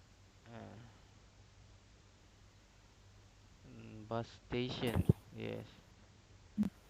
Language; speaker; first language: English; non-native, learner; Indonesian